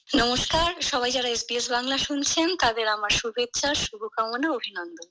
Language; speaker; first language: Bangla; native; Bangla